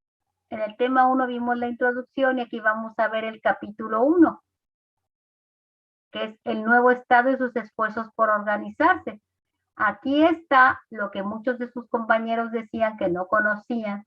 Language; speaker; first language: Spanish; native; Spanish